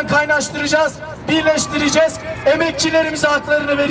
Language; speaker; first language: Turkish; native; Turkish